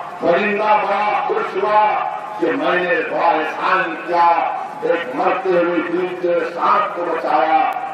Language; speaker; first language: Urdu; native; Urdu